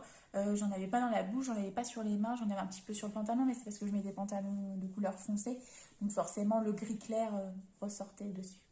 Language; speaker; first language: French; native; French